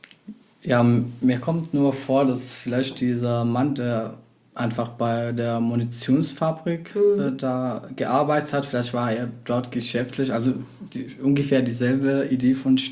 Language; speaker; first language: German; non-native, fluent; Arabic